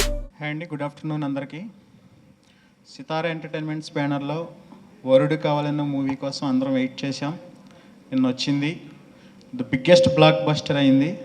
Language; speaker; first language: Telugu; native; Telugu